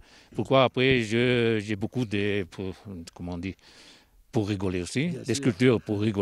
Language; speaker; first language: French; non-native, local second language; Italian